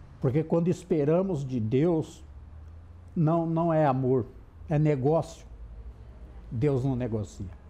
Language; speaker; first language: Portuguese; native; Portuguese